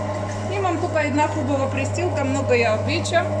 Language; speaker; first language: Bulgarian; non-native, learner; Russian